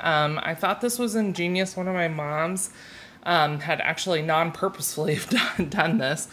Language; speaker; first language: English; native; English